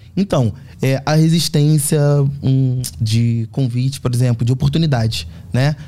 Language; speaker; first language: Portuguese; native; Portuguese